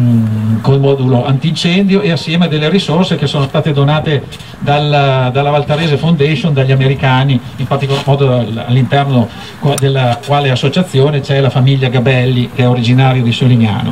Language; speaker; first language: Italian; native; Italian